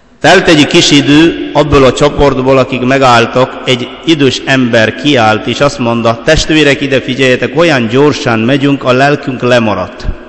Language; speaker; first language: Hungarian; non-native, fluent; Malayalam